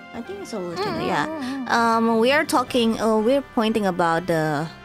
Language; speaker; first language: English; non-native, fluent; Indonesian